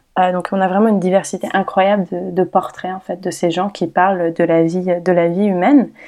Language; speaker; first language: French; native; French